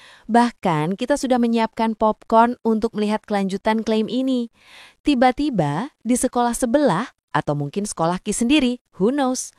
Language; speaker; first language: Indonesian; native; Indonesian